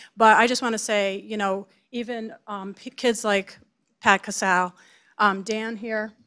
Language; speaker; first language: English; native; English